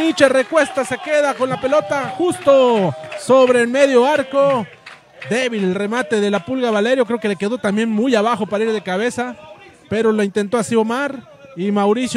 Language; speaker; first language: Spanish; native; Spanish